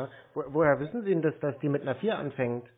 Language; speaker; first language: German; native; German